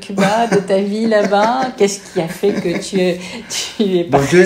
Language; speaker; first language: French; native; French